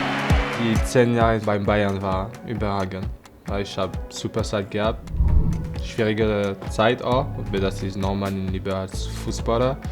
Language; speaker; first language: German; non-native, learner; French